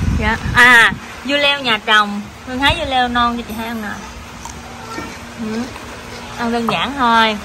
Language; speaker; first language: Vietnamese; native; Vietnamese